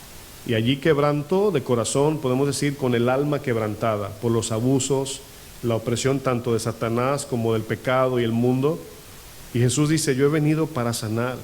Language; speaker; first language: Spanish; native; Spanish